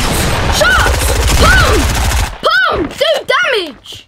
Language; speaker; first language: English; native; English